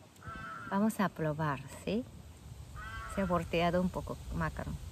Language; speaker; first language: Spanish; non-native, fluent; Japanese